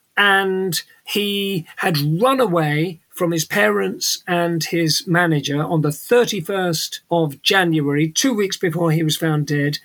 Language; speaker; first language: English; native; English